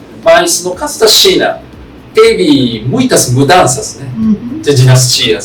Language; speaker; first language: Portuguese; non-native, fluent; Japanese